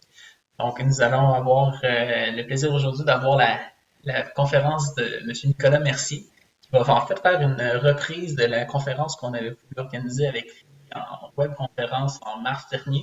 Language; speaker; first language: French; native; French